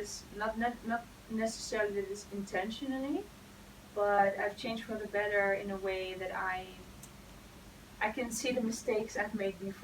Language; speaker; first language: English; non-native, fluent; Dutch